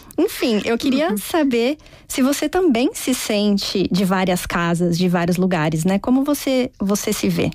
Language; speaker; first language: Portuguese; native; Portuguese